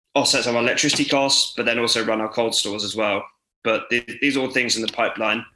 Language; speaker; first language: English; native; English